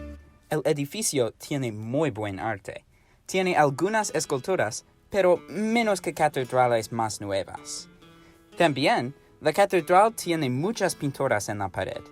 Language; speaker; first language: Spanish; non-native, learner; English